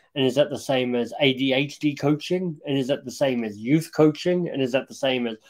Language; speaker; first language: English; native; English